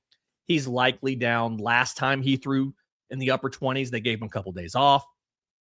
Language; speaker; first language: English; native; English